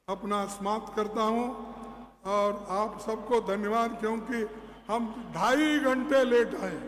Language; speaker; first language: Hindi; non-native, local second language; Kannada